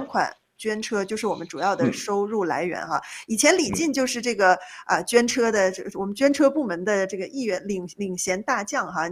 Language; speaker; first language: Chinese; native; Chinese